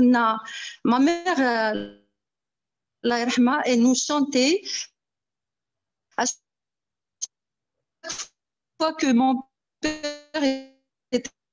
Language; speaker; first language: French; non-native, local second language; Arabic